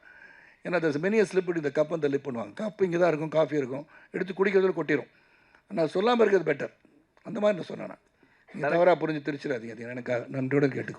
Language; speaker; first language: Tamil; native; Tamil